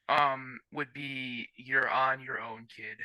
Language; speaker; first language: English; native; English